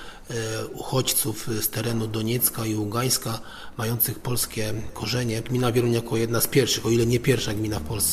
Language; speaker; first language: Polish; native; Polish